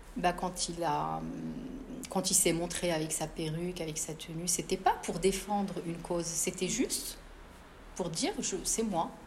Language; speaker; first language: French; non-native, local second language; Arabic